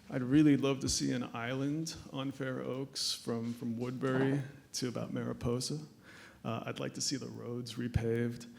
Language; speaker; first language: English; native; English